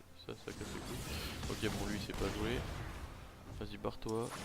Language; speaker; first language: French; native; French